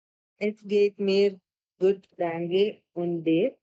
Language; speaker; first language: German; non-native, learner; Malayalam